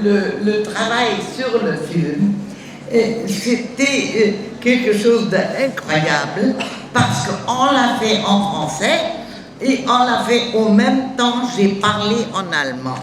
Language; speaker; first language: French; non-native, learner; German